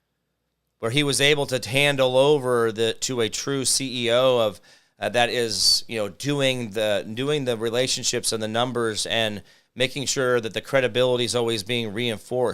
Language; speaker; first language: English; native; English